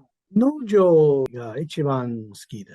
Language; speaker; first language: Japanese; non-native, learner; English